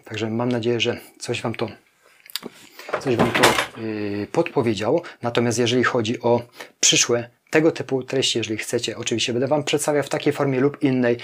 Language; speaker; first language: Polish; native; Polish